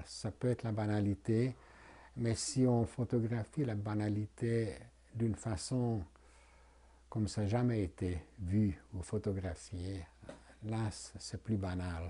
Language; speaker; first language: French; non-native, fluent; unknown